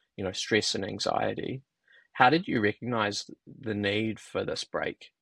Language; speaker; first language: English; native; English